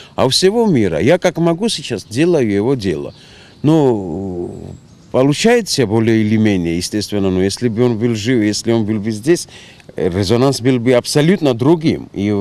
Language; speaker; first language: Russian; non-native, local second language; Georgian